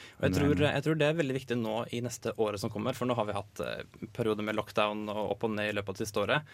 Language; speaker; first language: Norwegian; native; Norwegian